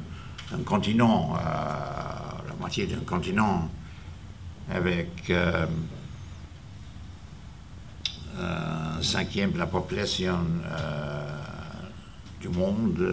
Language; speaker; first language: French; non-native, fluent; English